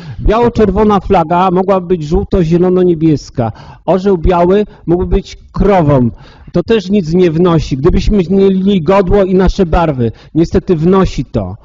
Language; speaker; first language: Polish; native; Polish